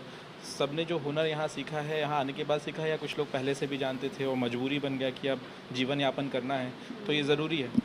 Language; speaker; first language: Hindi; native; Hindi